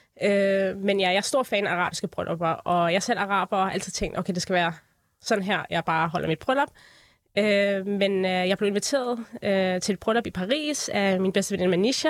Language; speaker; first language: Danish; early bilingual, other home language; Arabic